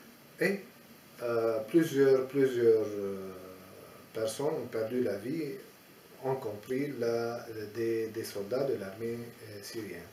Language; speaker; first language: French; non-native, fluent; Aramaic